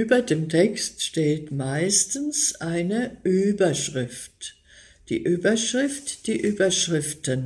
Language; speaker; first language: German; native; German